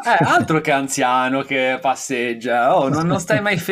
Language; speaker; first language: Italian; native; Italian